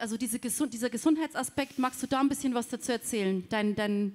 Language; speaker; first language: German; native; German